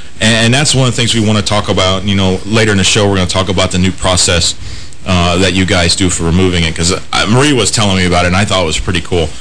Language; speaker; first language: English; native; English